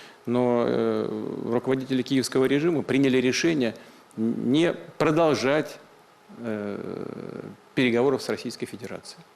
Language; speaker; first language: Russian; native; Russian